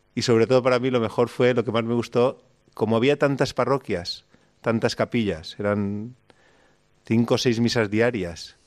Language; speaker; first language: Spanish; native; Spanish